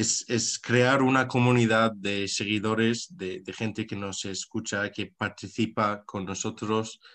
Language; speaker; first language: Spanish; non-native, local second language; Arabic